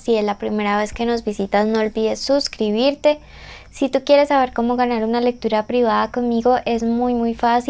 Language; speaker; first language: Spanish; native; Spanish